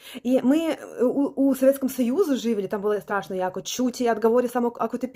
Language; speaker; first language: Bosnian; non-native, learner; Russian